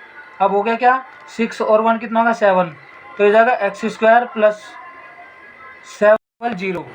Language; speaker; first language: Hindi; native; Hindi